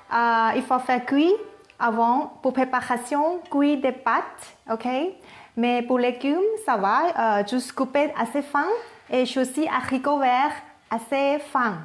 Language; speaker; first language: French; non-native, fluent; Thai